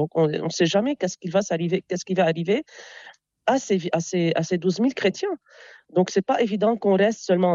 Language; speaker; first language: French; non-native, local second language; Arabic